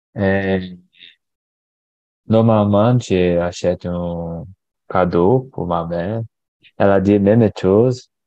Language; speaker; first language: French; non-native, learner; Portuguese